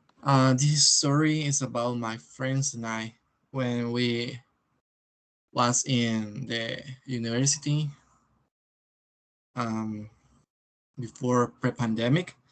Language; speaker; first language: English; non-native, learner; Spanish